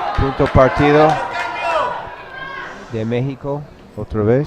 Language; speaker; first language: Spanish; non-native, learner; English